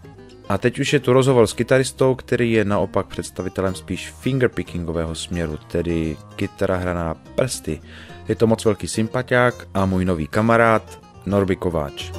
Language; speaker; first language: Czech; native; Czech